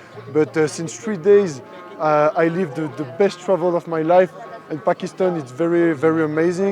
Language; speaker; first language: English; non-native, fluent; French